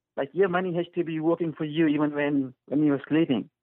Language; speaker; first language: English; non-native, fluent; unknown